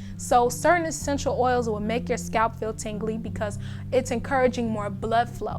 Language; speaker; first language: English; native; English